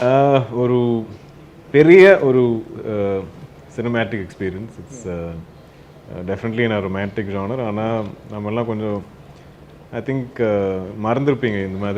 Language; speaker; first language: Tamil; non-native, local second language; Malayalam